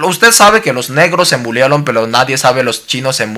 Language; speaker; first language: Spanish; non-native, learner; Cantonese